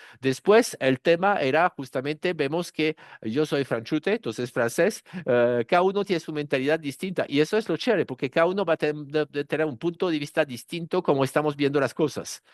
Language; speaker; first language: Spanish; non-native, fluent; French